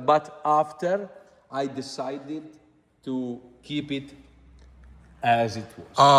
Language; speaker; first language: English; non-native, fluent; Italian